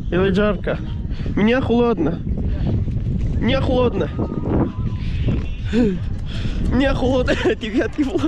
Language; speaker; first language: Russian; non-native, learner; Urdu